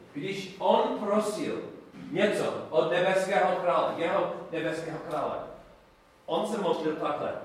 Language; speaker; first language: Czech; non-native, learner; English